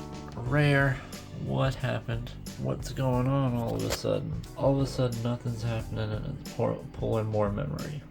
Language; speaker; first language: English; native; English